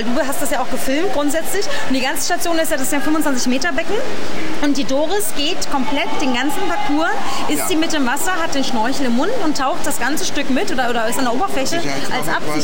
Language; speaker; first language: German; native; German